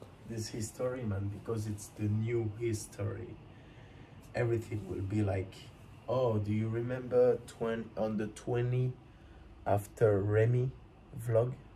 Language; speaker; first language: English; non-native, fluent; French